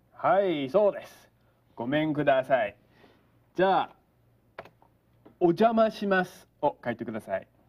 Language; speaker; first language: Japanese; non-native, fluent; English